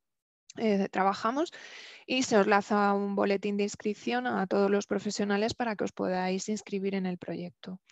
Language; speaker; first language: Spanish; native; Spanish